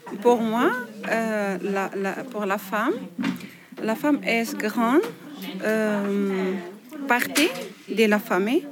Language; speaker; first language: French; non-native, learner; Arabic